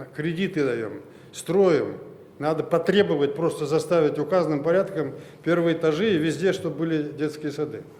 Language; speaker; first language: Russian; non-native, local second language; Kazakh